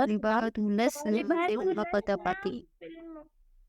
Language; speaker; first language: Arabic; non-native, learner; Urdu